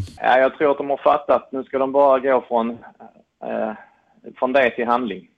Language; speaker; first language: Swedish; native; Swedish